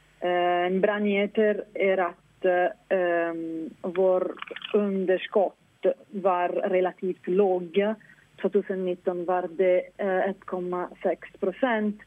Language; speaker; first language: Swedish; non-native, fluent; Italian